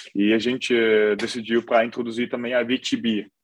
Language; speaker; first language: Portuguese; non-native, fluent; Dutch